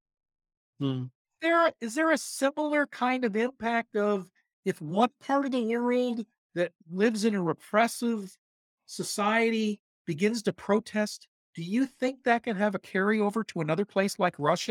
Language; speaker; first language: English; native; English